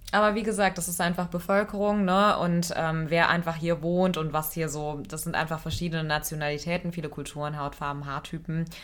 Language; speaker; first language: German; native; German